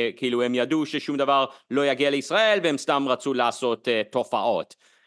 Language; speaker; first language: Hebrew; non-native, fluent; English